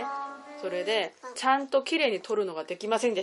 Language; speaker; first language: Japanese; early bilingual, other home language; Korean